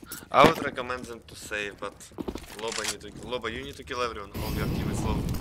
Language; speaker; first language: English; non-native, fluent; Russian